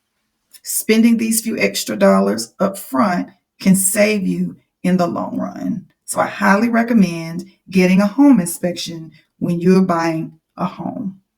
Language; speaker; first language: English; native; English